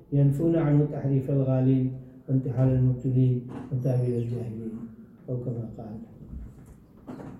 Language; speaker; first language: Urdu; native; Urdu